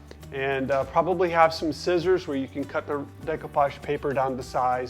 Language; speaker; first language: English; native; English